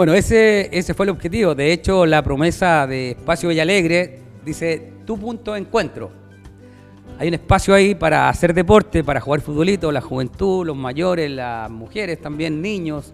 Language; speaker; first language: Spanish; native; Spanish